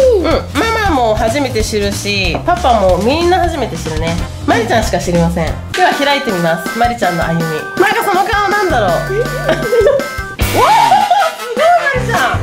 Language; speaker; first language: Japanese; native; Japanese